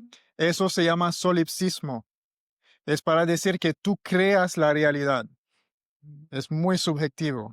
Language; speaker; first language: Spanish; non-native, learner; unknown